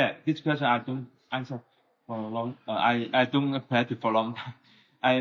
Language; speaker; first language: English; non-native, learner; Chinese